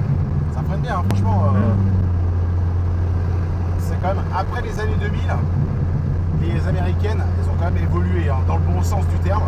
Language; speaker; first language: French; native; French